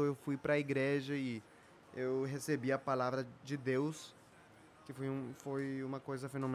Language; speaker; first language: Portuguese; non-native, fluent; Spanish